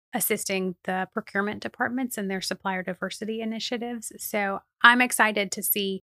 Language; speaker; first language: English; native; English